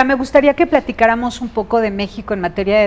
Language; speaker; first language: Spanish; native; Spanish